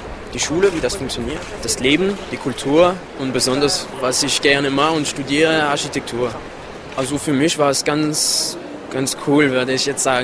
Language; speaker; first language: German; non-native, fluent; French